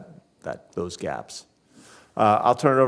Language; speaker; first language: English; native; English